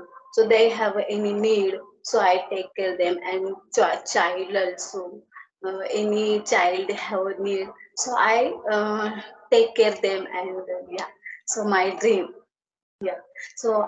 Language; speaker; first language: English; non-native, learner; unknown